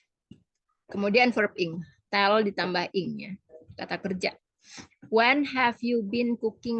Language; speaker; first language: Indonesian; native; Indonesian